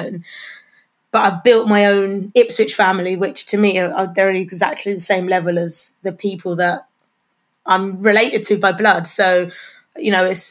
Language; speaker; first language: English; native; English